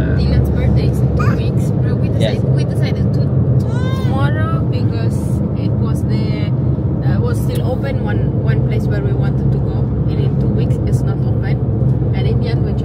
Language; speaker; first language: English; non-native, learner; Italian